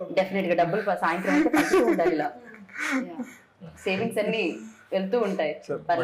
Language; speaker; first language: Telugu; native; Telugu